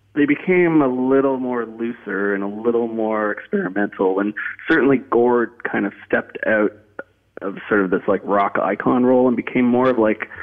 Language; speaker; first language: English; native; English